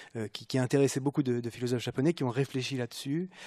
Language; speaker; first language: French; native; French